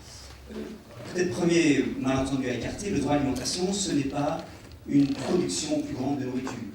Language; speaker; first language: French; native; French